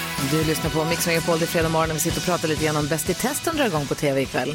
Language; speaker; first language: Swedish; native; Swedish